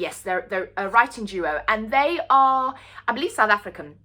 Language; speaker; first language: English; native; English